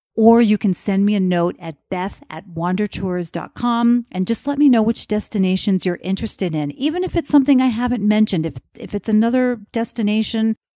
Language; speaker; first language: English; native; English